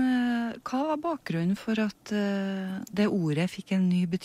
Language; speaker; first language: Norwegian; native; Norwegian